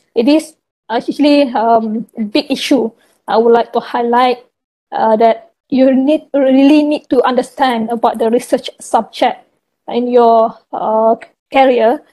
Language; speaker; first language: English; non-native, local second language; Malay